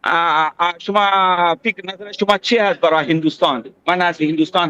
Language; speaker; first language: Persian; non-native, fluent; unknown